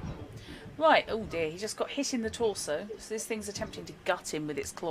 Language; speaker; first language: English; native; English